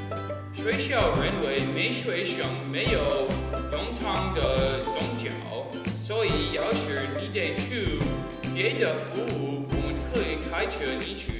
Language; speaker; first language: Chinese; non-native, learner; English